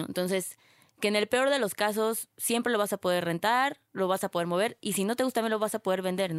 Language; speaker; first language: Spanish; native; Spanish